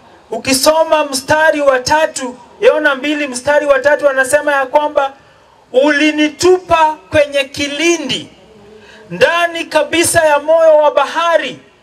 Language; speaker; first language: Swahili; native; Swahili